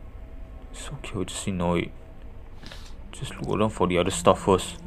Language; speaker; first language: English; non-native, fluent; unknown